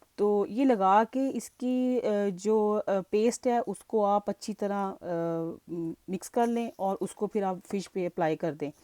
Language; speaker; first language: Urdu; native; Urdu